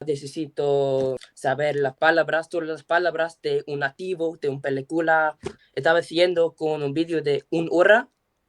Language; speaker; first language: Spanish; non-native, learner; English